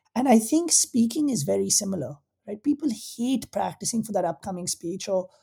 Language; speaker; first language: English; non-native, local second language; Hindi